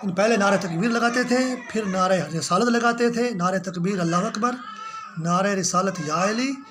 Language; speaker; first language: Urdu; non-native, local second language; Punjabi